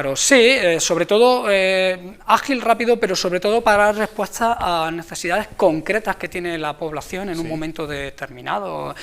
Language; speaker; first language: Spanish; native; Spanish